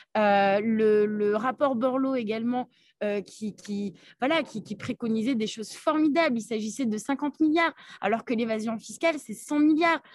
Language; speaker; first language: French; early bilingual, other home language; Arabic